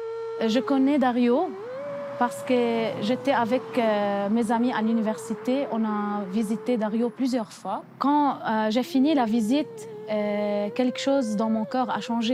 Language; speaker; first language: French; non-native, local second language; Arabic